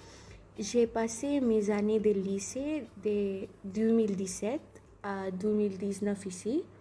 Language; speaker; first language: French; non-native, fluent; Konkani